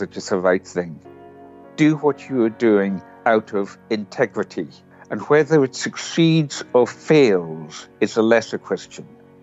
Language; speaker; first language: English; native; English